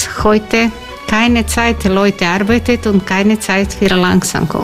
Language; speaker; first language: German; non-native, learner; Croatian